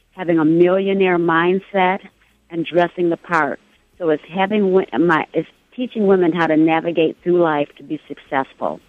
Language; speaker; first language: English; native; English